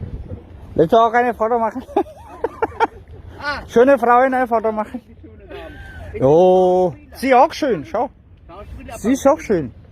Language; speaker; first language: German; non-native, learner; Bangla